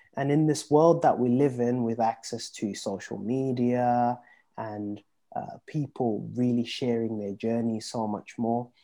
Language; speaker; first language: English; early bilingual, other home language; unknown